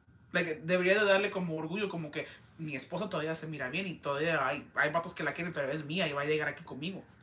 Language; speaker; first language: Spanish; early bilingual, heritage; Spanish